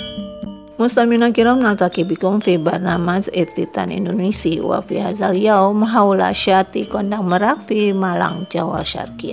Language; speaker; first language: Arabic; non-native, fluent; Indonesian